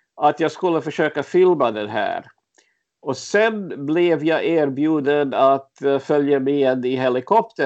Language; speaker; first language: Swedish; early bilingual, other home language; Latvian